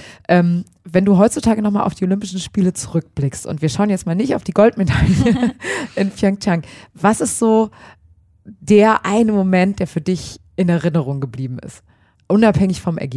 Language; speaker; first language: German; native; German